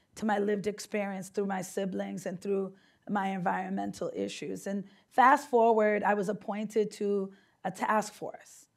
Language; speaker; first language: English; native; English